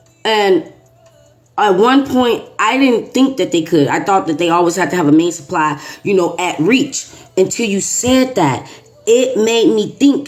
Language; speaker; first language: English; native; English